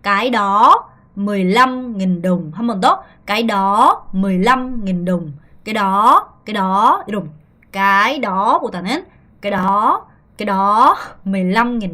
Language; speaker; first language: Vietnamese; non-native, fluent; Korean